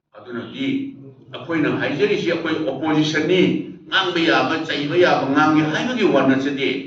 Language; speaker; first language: Manipuri; native; Manipuri